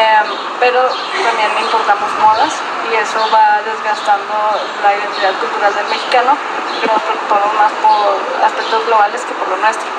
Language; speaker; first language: Spanish; native; Spanish